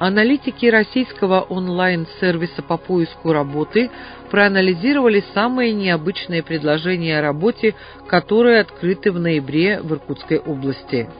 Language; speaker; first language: Russian; native; Russian